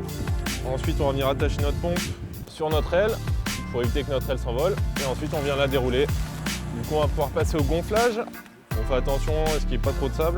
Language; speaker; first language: French; native; French